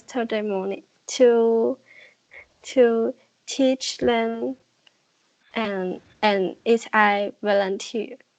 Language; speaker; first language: English; non-native, learner; Chinese